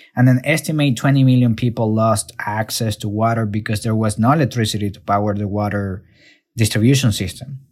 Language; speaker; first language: English; non-native, fluent; Spanish